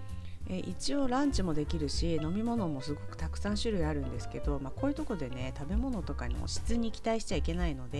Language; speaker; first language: Japanese; native; Japanese